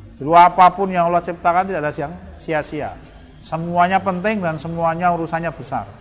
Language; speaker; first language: Indonesian; non-native, local second language; Javanese